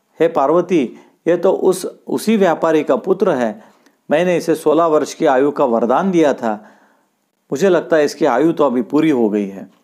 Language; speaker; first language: Hindi; non-native, local second language; Marathi